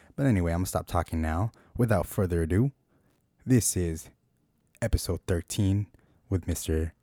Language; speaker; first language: English; native; English